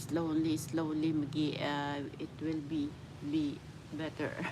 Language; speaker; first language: English; non-native, local second language; Filipino